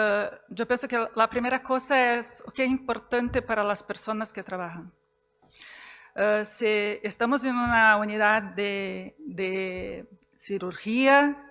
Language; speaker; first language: Spanish; non-native, fluent; Portuguese